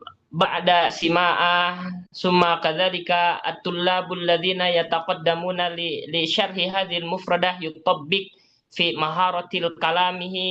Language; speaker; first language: Arabic; non-native, learner; Indonesian